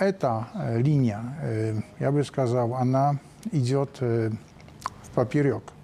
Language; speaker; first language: Polish; non-native, learner; Russian